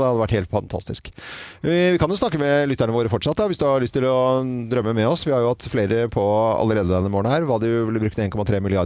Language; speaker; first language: Norwegian; native; Norwegian